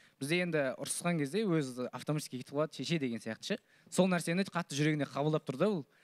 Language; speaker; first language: Kazakh; native; Kazakh